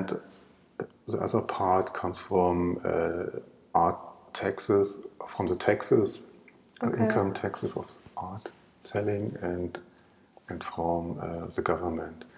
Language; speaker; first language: English; non-native, learner; German